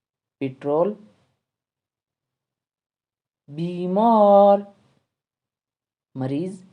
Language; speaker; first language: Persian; non-native, fluent; Urdu